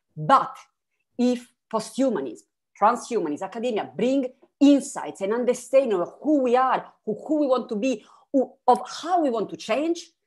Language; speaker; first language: English; non-native, fluent; Italian